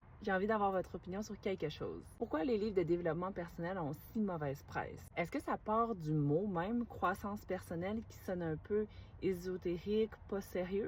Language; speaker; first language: French; native; French